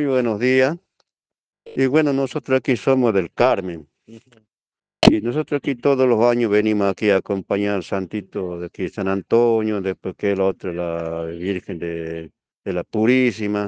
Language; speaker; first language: Spanish; native; Spanish